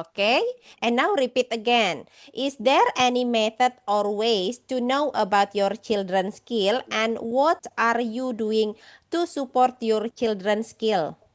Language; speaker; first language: English; non-native, fluent; Indonesian